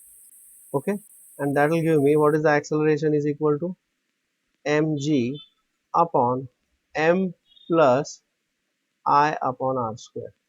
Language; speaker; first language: English; non-native, local second language; Hindi